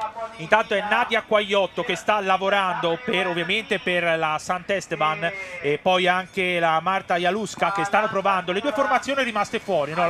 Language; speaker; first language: Italian; native; Italian